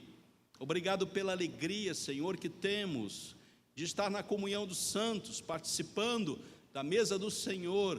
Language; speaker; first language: Portuguese; native; Portuguese